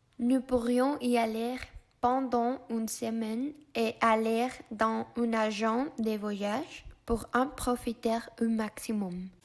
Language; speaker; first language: French; non-native, learner; Spanish